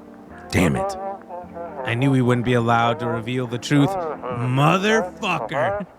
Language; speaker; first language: English; native; English